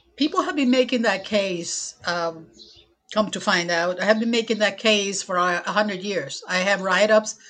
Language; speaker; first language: English; non-native, fluent; Spanish